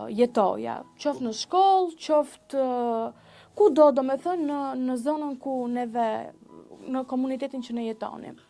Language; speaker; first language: Albanian; native; Albanian